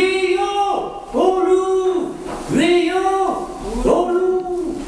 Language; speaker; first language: French; native; French